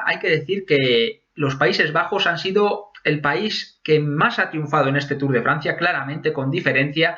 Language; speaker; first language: Spanish; native; Spanish